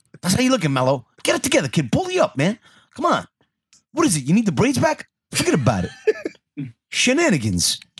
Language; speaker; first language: English; early bilingual, other home language; Spanish